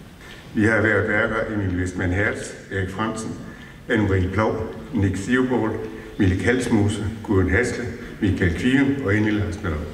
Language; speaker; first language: Danish; native; Danish